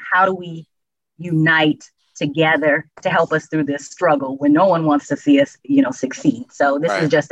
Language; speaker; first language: English; native; English